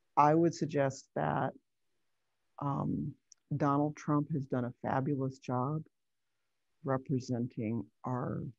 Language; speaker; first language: English; native; English